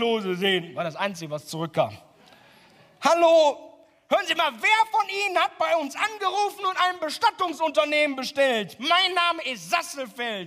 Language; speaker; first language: German; native; German